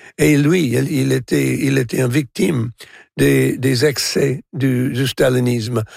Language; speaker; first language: French; non-native, local second language; English